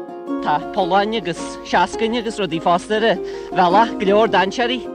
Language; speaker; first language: Irish; native; Irish